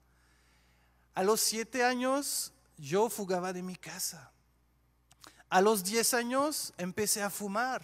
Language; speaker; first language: Spanish; non-native, fluent; French